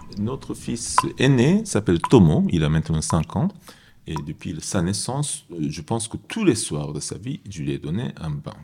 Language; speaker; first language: French; non-native, fluent; Japanese